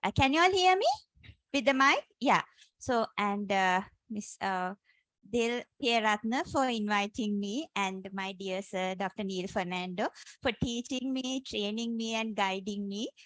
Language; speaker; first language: English; non-native, local second language; Sinhala